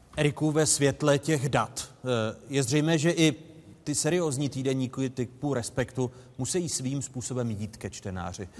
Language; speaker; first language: Czech; native; Czech